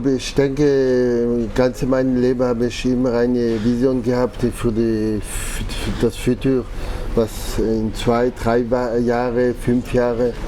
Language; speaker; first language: German; non-native, local second language; French